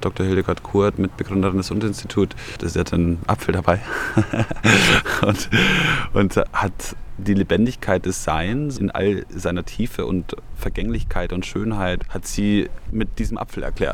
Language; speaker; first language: German; native; German